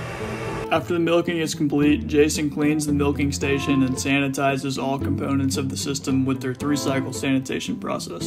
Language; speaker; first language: English; native; English